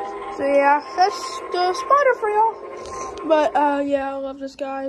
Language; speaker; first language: English; native; English